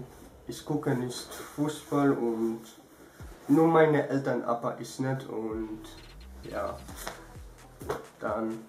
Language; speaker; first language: German; early bilingual, other home language; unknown